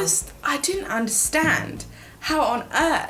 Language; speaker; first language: English; native; English